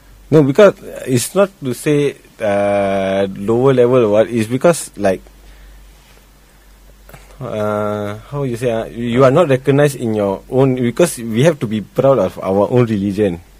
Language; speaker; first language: English; native; English